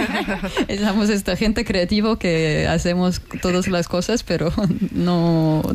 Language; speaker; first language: Spanish; non-native, learner; Russian